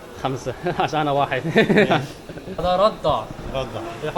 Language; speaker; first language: Arabic; non-native, fluent; Chinese